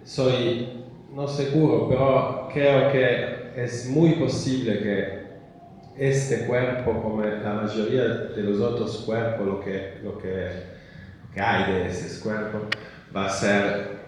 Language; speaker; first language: Spanish; non-native, fluent; Italian